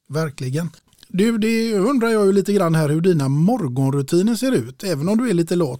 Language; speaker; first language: Swedish; native; Swedish